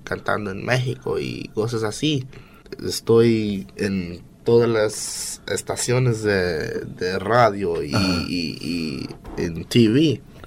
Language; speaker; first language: Spanish; non-native, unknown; English